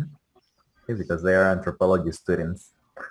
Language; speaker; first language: English; non-native, fluent; Spanish